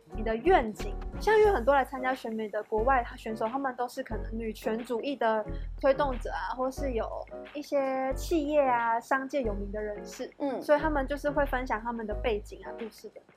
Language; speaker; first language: Chinese; native; Chinese